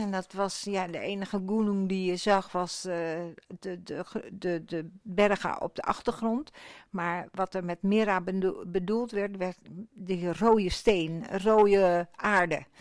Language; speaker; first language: Dutch; early bilingual, other home language; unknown